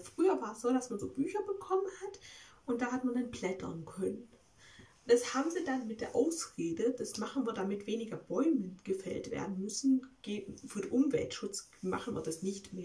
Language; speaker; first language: German; native; German